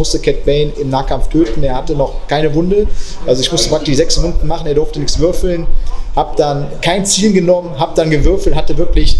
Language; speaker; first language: German; native; German